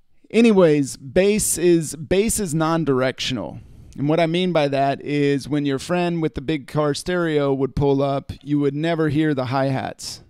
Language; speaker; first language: English; native; English